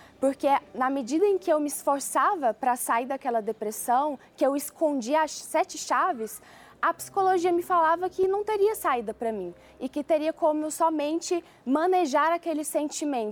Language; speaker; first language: Portuguese; early bilingual, other home language; Chinese